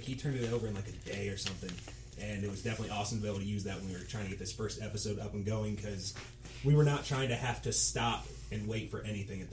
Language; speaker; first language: English; native; English